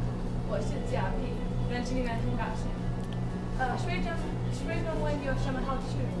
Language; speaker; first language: Chinese; non-native, learner; English